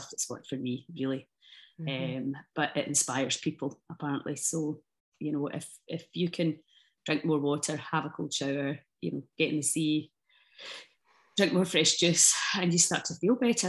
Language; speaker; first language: English; native; English